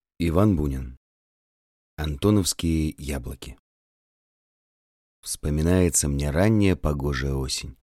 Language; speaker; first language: Russian; native; Russian